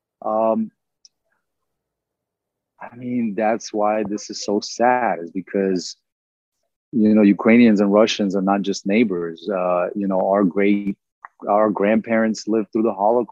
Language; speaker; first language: English; non-native, fluent; Russian